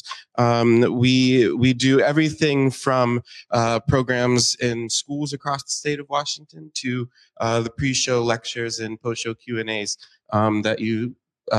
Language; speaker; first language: English; native; English